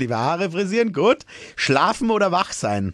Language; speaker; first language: German; native; German